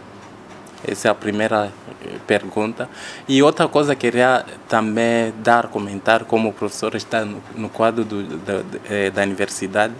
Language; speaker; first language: Portuguese; non-native, learner; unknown